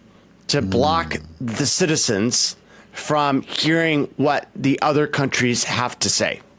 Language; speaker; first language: English; native; English